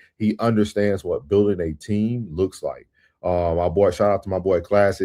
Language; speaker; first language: English; native; English